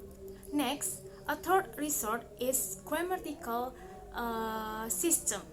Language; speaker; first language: English; non-native, learner; Indonesian